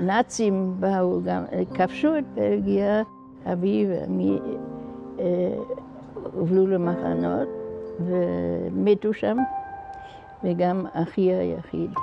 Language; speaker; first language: Hebrew; non-native, fluent; German